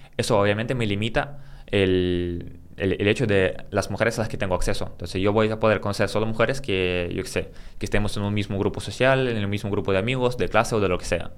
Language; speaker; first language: Spanish; early bilingual, other home language; Russian